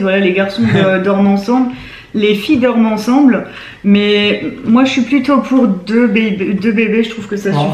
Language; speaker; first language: French; native; French